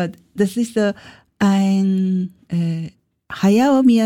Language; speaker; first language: German; non-native, learner; Japanese